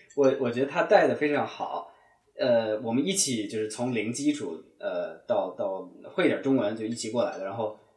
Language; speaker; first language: Chinese; non-native, fluent; English